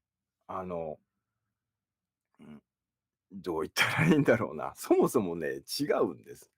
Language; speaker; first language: Japanese; native; Japanese